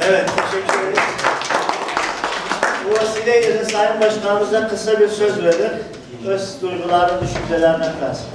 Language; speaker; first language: Turkish; native; Turkish